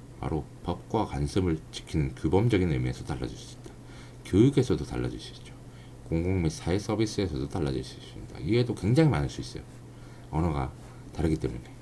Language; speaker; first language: Korean; native; Korean